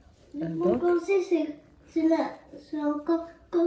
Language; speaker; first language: French; native; French